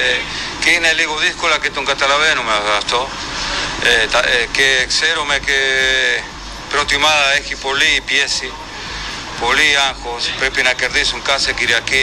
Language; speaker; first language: Greek; non-native, fluent; Spanish